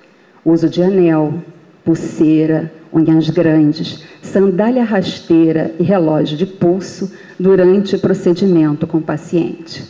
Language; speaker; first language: Portuguese; native; Portuguese